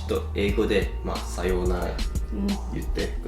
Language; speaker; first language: Japanese; early bilingual, heritage; English